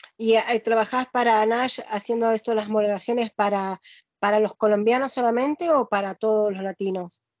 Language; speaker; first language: Spanish; native; Spanish